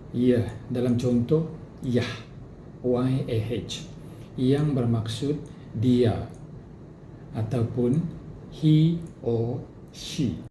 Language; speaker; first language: Malay; non-native, local second language; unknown